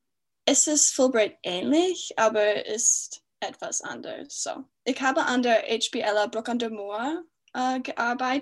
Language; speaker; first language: German; non-native, fluent; English